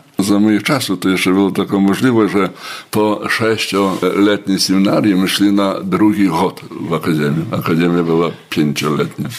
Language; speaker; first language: Ukrainian; native; Ukrainian